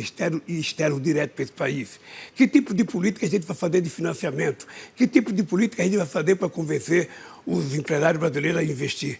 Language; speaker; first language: Portuguese; native; Portuguese